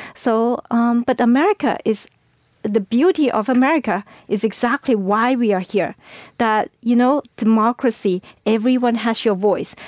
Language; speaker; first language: English; non-native, fluent; Chinese